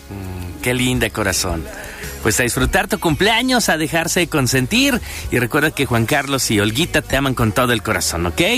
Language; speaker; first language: Spanish; native; Spanish